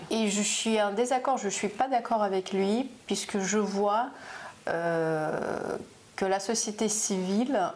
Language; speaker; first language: French; non-native, fluent; Russian